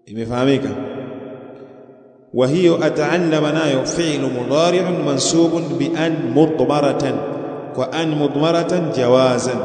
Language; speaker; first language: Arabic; non-native, fluent; Swahili